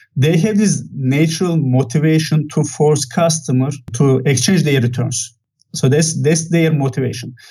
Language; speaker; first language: English; non-native, fluent; Turkish